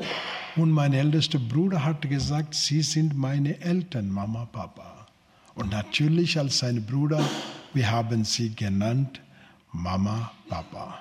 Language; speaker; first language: German; non-native, learner; Telugu